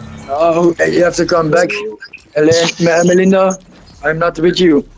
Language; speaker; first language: English; non-native, fluent; Dutch